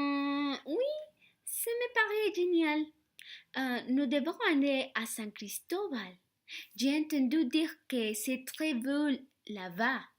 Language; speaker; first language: French; non-native, learner; Spanish